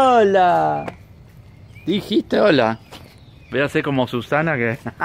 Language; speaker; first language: Spanish; native; Spanish